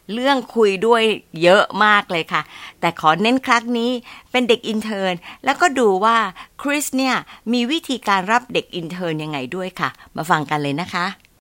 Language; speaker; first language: Thai; native; Thai